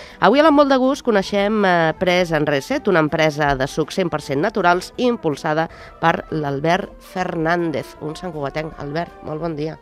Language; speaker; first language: Catalan; native; Catalan